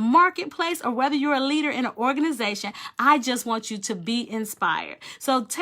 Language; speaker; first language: English; native; English